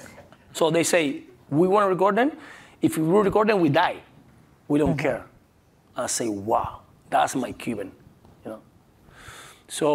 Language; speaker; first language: English; non-native, learner; Spanish